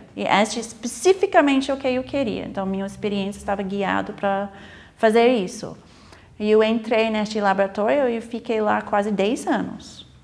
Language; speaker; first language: Portuguese; non-native, fluent; English